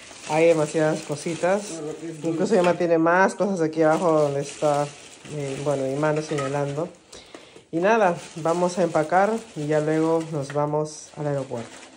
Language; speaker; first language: Spanish; native; Spanish